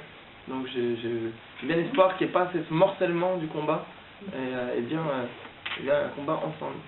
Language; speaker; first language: French; native; French